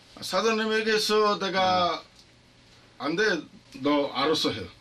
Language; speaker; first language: Korean; non-native, learner; Bangla